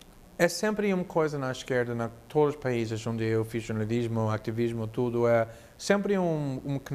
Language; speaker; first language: Portuguese; non-native, fluent; English